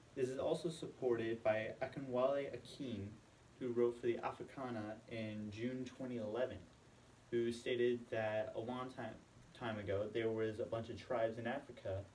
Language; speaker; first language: English; native; English